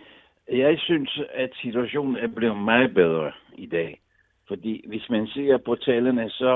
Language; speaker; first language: Danish; non-native, fluent; Italian